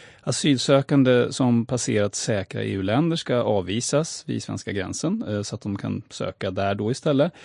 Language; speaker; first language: Swedish; native; Swedish